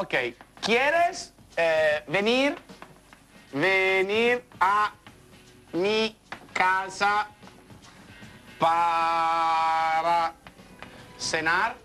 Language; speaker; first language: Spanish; non-native, learner; Italian